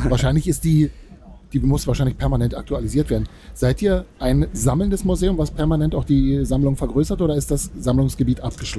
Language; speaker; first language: German; native; German